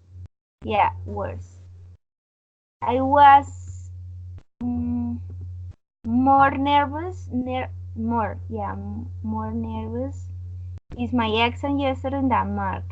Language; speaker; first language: English; non-native, learner; Spanish